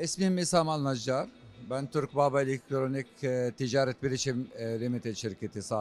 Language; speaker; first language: Turkish; non-native, learner; Arabic